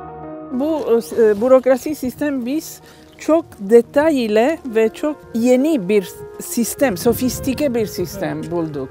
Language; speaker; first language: Turkish; non-native, learner; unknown